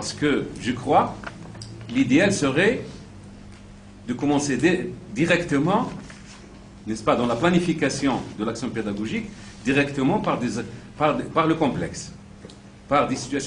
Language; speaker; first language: French; non-native, local second language; Arabic